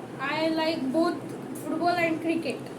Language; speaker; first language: English; non-native, learner; Marathi